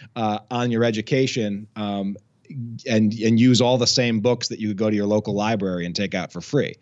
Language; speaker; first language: English; native; English